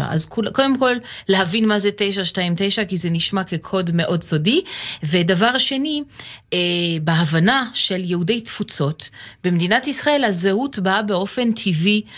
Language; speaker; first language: Hebrew; non-native, fluent; French